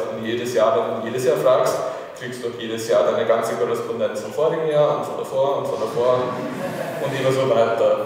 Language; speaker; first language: German; native; German